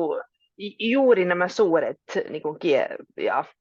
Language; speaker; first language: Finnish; non-native, local second language; Swedish